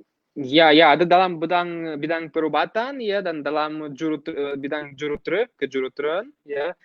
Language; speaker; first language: Indonesian; non-native, fluent; Russian